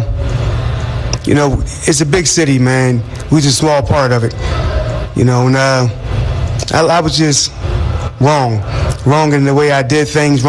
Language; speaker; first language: English; native; English